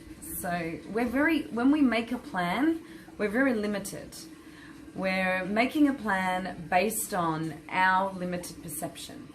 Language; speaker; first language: English; native; English